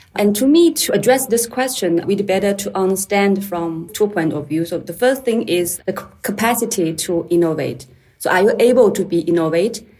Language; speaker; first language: English; non-native, fluent; Chinese